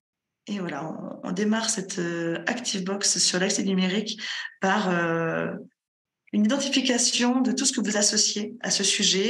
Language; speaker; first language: French; native; French